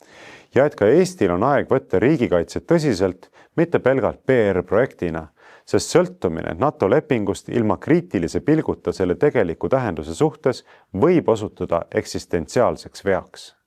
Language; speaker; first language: Estonian; native; Estonian